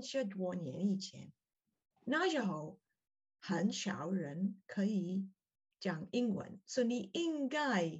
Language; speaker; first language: Chinese; non-native, learner; English